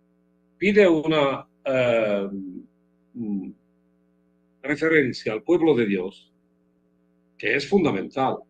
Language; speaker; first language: Spanish; non-native, fluent; Italian